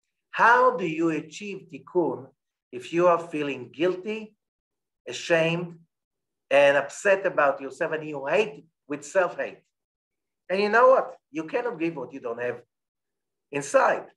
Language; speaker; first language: English; non-native, fluent; Hebrew